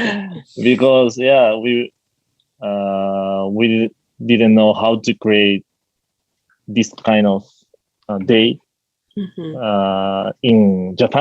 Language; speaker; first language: English; non-native, fluent; Spanish